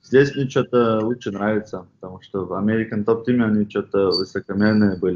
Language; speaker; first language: Russian; non-native, fluent; Chechen